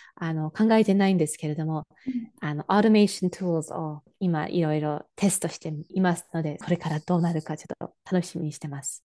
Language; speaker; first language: Japanese; non-native, fluent; English